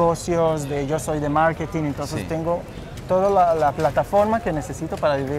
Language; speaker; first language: Spanish; non-native, fluent; Hebrew